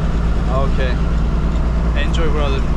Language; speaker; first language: English; non-native, learner; Turkish